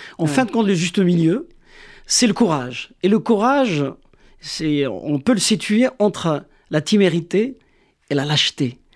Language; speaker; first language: French; non-native, local second language; Kabyle